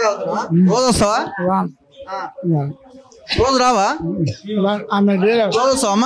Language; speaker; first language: Telugu; native; Telugu